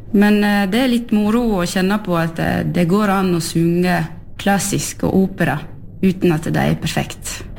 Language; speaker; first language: Norwegian; non-native, fluent; French